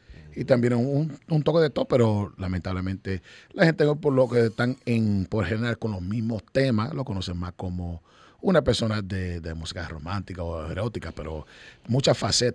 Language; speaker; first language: Spanish; early bilingual, heritage; Spanish